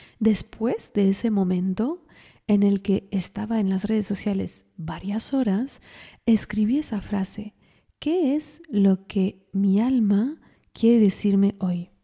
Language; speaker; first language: Spanish; non-native, fluent; French